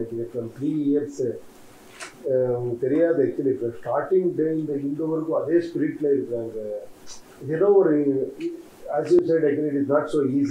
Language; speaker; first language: Tamil; non-native, learner; Kannada